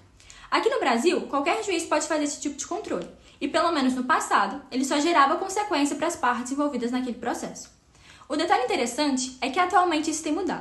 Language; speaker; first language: Portuguese; native; Portuguese